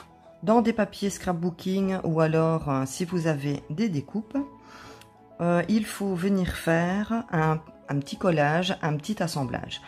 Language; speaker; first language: French; native; French